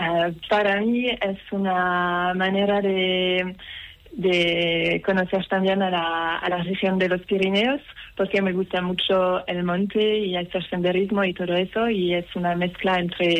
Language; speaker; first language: Spanish; non-native, learner; Dutch